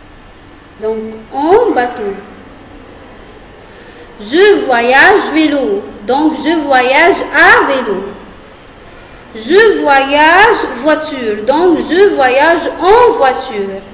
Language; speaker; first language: French; non-native, fluent; Arabic